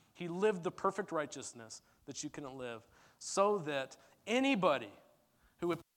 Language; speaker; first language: English; early bilingual, other home language; Turkish